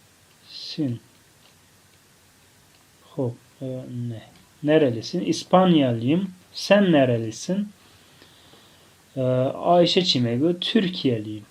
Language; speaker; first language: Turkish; non-native, fluent; Tajik